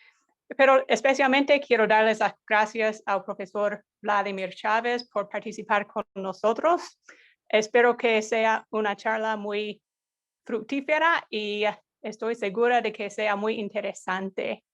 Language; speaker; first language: Spanish; non-native, fluent; English